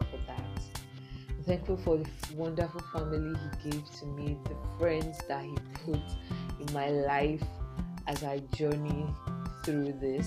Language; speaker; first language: English; non-native, local second language; Igbo